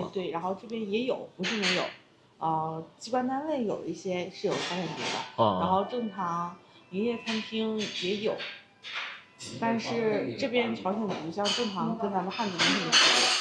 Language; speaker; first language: Chinese; native; Chinese